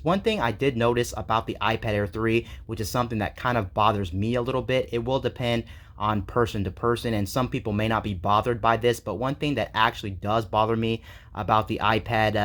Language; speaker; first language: English; native; English